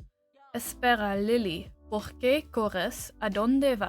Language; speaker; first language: Spanish; non-native, learner; English